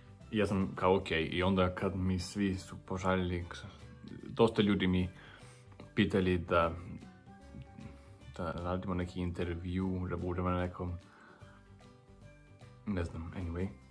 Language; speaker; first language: Serbian; non-native, learner; English